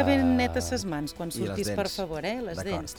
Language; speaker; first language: Catalan; native; Catalan